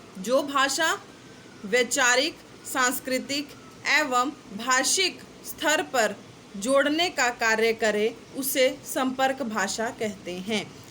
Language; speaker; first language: Hindi; native; Hindi